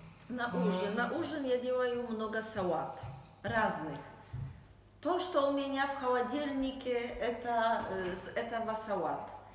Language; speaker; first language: Russian; non-native, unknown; Polish